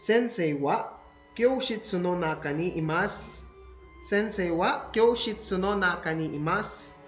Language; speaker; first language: Japanese; non-native, fluent; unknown